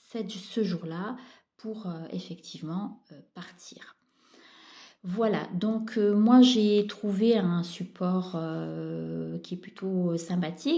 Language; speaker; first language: French; native; French